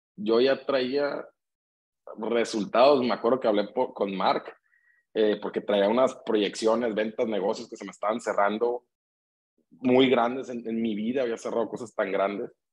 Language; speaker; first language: Spanish; native; Spanish